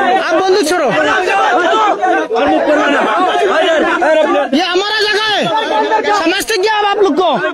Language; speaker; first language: Hindi; non-native, learner; Bangla